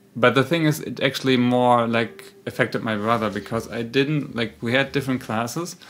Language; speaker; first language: English; non-native, fluent; German